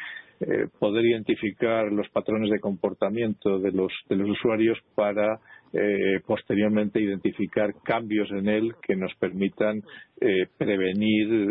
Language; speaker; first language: Spanish; native; Spanish